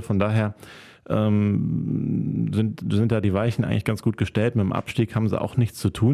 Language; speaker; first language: German; native; German